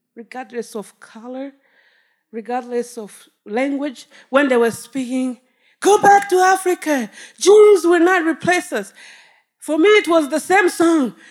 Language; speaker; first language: English; non-native, local second language; Kinyarwanda